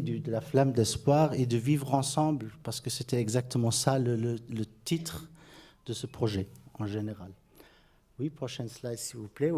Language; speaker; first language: French; non-native, fluent; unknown